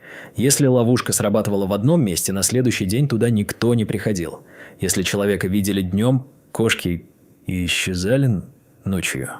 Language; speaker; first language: Russian; native; Russian